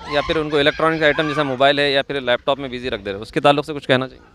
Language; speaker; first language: Hindi; non-native, local second language; Urdu